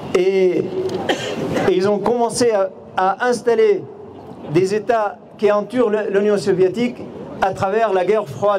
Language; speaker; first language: French; non-native, fluent; Arabic